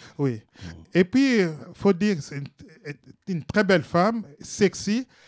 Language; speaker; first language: French; non-native, local second language; Lingala